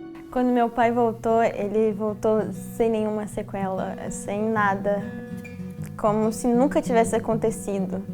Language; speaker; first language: Portuguese; early bilingual, heritage; Portuguese